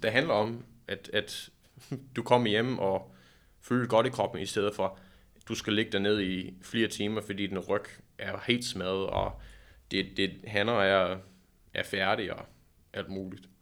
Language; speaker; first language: Danish; non-native, fluent; English